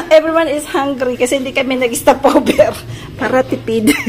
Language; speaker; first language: Filipino; native; Filipino